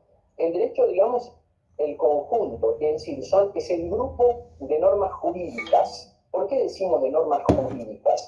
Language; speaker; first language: Spanish; native; Spanish